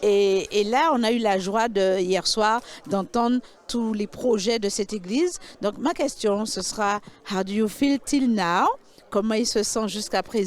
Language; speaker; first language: French; native; French